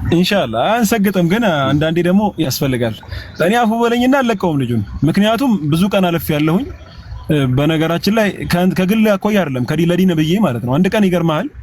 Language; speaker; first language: Amharic; native; Amharic